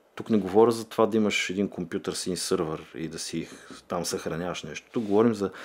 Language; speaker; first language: Bulgarian; native; Bulgarian